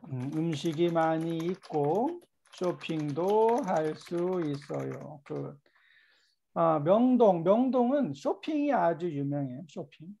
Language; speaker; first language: Korean; native; Korean